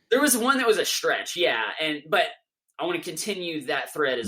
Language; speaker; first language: English; native; English